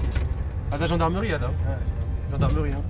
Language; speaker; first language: French; native; French